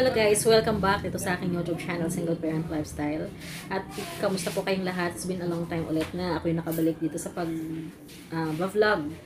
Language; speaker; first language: Filipino; non-native, local second language; Cebuano